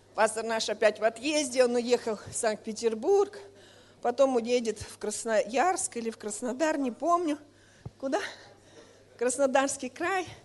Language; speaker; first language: Russian; native; Russian